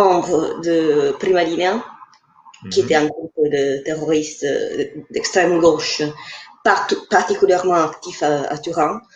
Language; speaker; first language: French; non-native, fluent; Italian